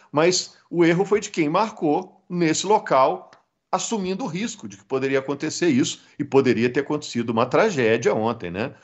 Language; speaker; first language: Portuguese; native; Portuguese